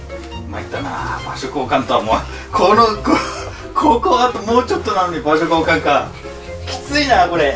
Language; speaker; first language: Japanese; native; Japanese